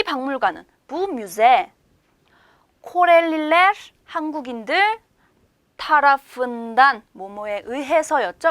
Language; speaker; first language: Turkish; non-native, fluent; Korean